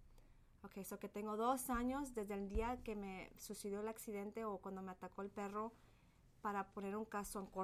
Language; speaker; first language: Spanish; early bilingual, heritage; Spanish